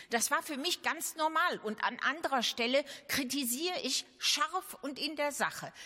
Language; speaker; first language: German; native; German